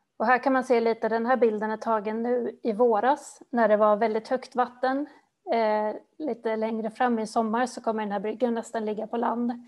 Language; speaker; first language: Swedish; native; Swedish